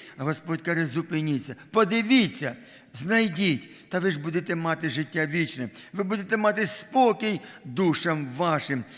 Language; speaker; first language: Ukrainian; non-native, local second language; Russian